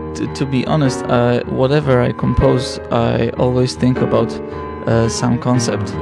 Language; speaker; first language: English; non-native, fluent; Polish